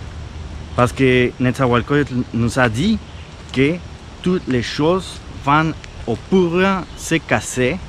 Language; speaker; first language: French; non-native, fluent; Spanish